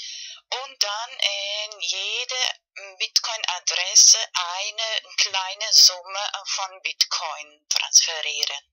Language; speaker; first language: German; non-native, learner; Spanish